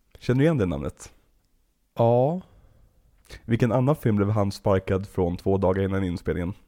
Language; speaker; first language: Swedish; native; Swedish